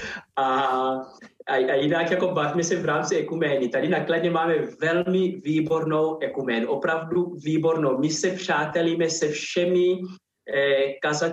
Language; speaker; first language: Czech; non-native, fluent; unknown